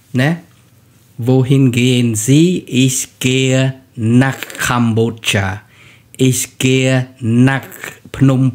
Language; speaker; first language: German; non-native, fluent; Khmer